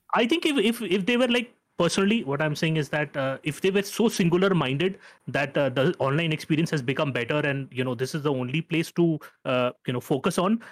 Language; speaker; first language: English; non-native, local second language; Hindi